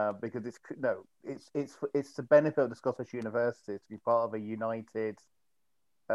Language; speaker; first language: English; native; English